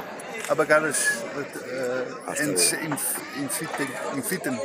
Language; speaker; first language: Catalan; non-native, fluent; Dutch